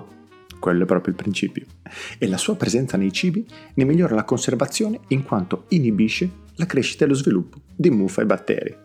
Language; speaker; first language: Italian; native; Italian